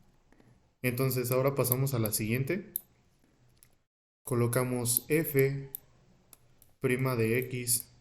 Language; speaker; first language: Spanish; native; Spanish